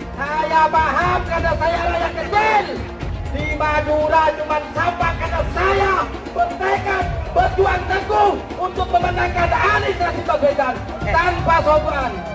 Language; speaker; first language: Indonesian; non-native, local second language; Madurese